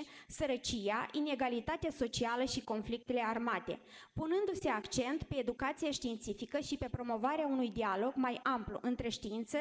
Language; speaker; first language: Romanian; native; Romanian